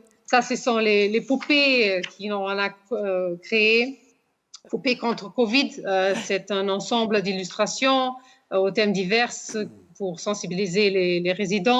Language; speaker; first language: French; non-native, fluent; Portuguese